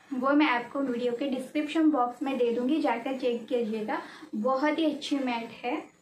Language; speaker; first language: Hindi; non-native, local second language; Marathi